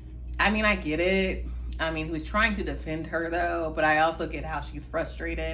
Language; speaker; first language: English; native; English